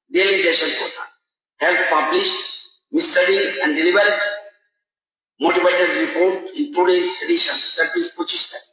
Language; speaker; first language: English; non-native, local second language; Bangla